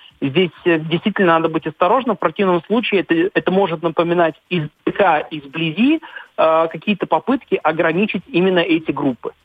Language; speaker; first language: Russian; native; Russian